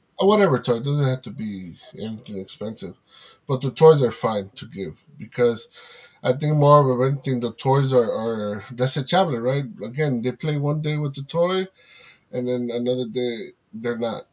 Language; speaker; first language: English; early bilingual, other home language; Spanish